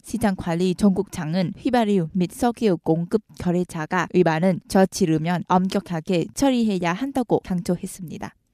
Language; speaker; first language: Korean; non-native, fluent; Vietnamese